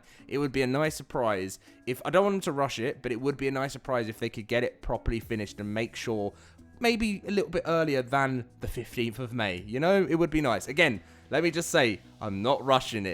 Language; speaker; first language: English; native; English